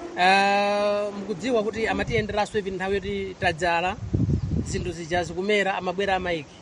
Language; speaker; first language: Nyanja; non-native, local second language; Tumbuka